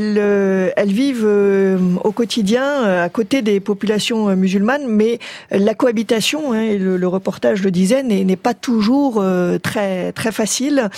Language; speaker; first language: French; native; French